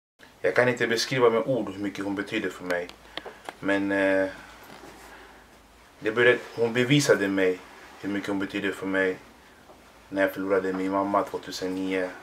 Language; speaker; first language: Swedish; early bilingual, other home language; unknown